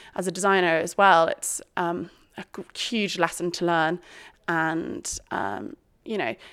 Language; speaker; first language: English; native; English